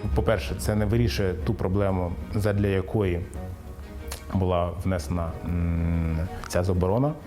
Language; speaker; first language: Ukrainian; native; Ukrainian